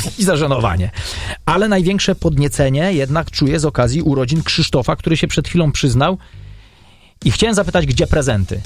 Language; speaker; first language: Polish; native; Polish